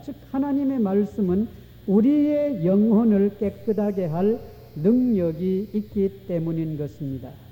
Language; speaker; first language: Korean; native; Korean